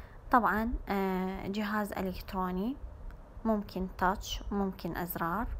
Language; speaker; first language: Arabic; native; Arabic